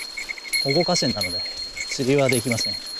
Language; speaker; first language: Japanese; native; Japanese